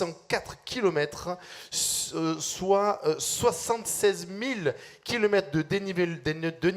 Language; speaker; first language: French; native; French